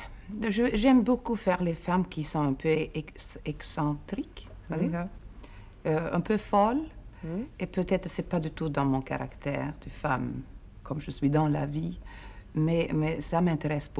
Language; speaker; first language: French; non-native, fluent; Swedish